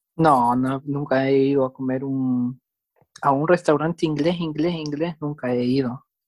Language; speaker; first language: Spanish; native; Spanish